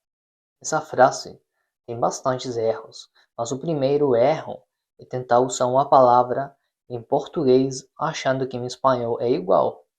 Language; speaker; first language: Portuguese; non-native, fluent; Spanish